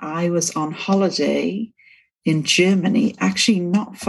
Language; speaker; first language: English; native; English